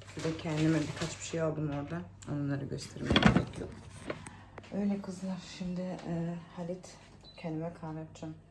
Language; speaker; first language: Turkish; early bilingual, heritage; Turkish